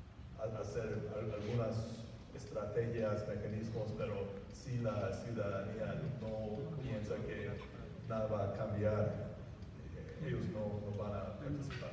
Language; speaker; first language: Spanish; non-native, fluent; English